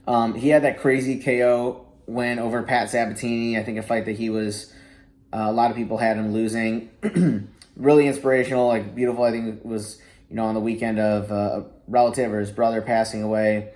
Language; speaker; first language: English; native; English